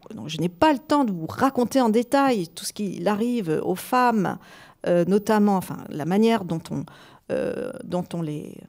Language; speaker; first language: French; native; French